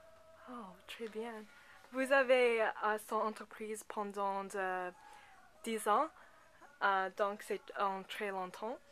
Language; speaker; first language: French; non-native, learner; English